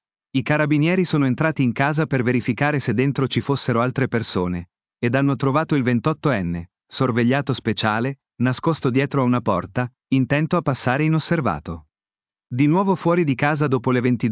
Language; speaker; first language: Italian; native; Italian